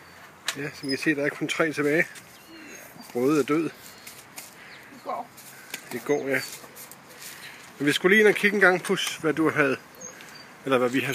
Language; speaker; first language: Danish; native; Danish